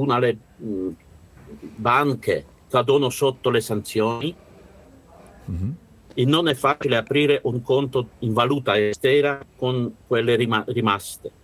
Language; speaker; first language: Italian; non-native, learner; Russian